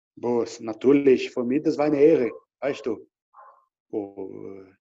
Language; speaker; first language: German; non-native, learner; Portuguese